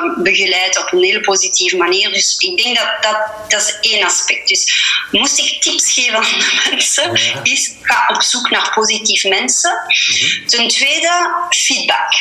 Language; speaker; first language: Dutch; non-native, fluent; French